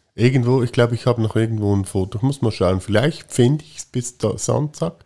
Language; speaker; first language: German; native; German